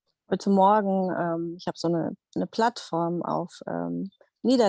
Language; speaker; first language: German; non-native, fluent; Dutch